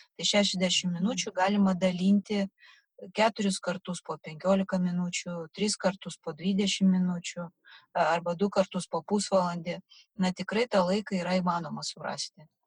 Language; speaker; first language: Lithuanian; non-native, local second language; Russian